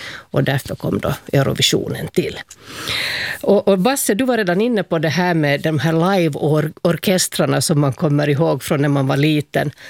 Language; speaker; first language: Swedish; native; Swedish